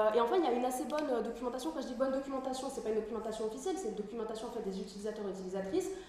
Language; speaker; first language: French; native; French